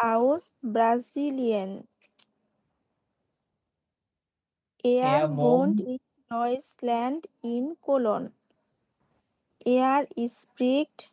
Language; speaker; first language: German; non-native, learner; Bangla